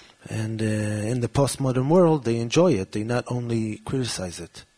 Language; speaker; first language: English; early bilingual, other home language; Hebrew